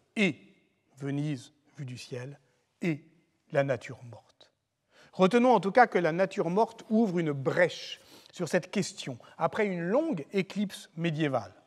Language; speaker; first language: French; native; French